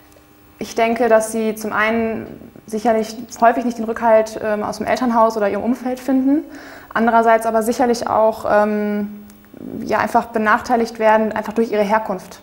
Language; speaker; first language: German; native; German